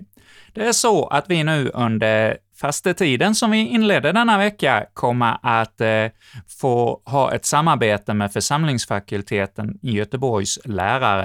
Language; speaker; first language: Swedish; native; Swedish